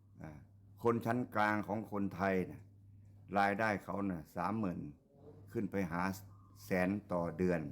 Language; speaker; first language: Thai; non-native, local second language; Lao